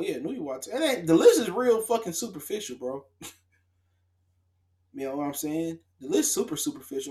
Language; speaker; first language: English; native; English